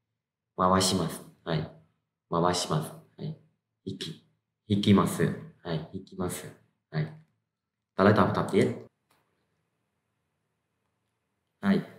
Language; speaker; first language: Japanese; non-native, fluent; Khmer